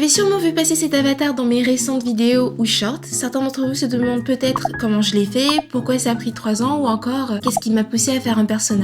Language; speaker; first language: French; native; French